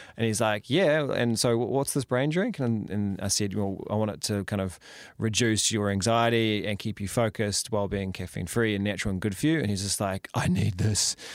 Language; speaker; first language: English; native; English